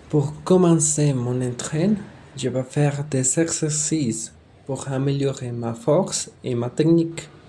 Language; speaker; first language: French; non-native, fluent; Spanish